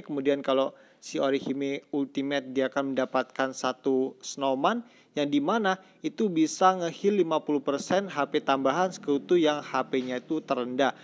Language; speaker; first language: Indonesian; native; Indonesian